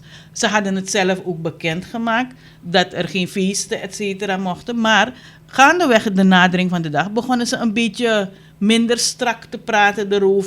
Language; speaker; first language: Dutch; native; Dutch